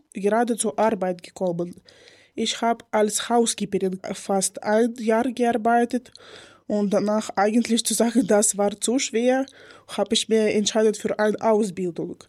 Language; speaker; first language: German; non-native, learner; Ukrainian